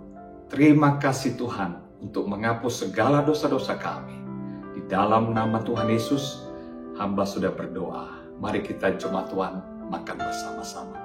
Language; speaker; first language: Indonesian; native; Indonesian